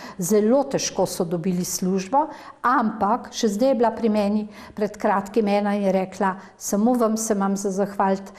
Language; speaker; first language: Slovenian; native; Slovenian